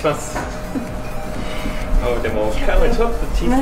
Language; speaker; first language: Japanese; non-native, fluent; English